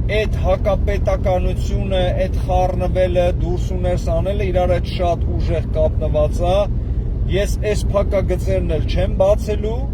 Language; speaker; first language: Armenian; native; Armenian